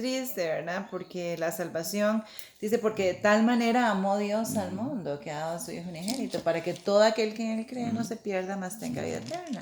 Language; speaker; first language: Spanish; native; Spanish